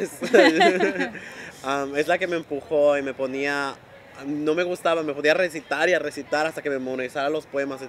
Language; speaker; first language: Spanish; early bilingual, heritage; Spanish